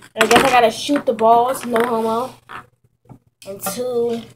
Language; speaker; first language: English; native; English